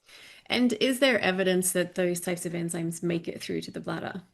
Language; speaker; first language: English; native; English